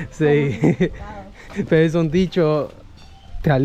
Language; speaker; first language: Spanish; non-native, fluent; English